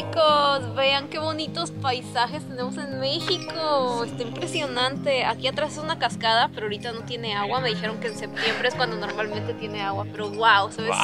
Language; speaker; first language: Spanish; native; Spanish